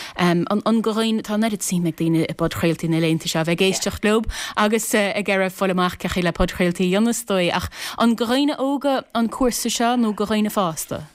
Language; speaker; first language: Irish; native; Irish